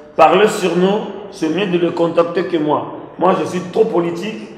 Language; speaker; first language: French; non-native, local second language; Lingala